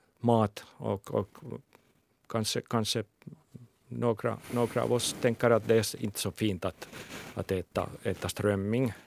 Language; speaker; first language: Swedish; non-native, local second language; Finnish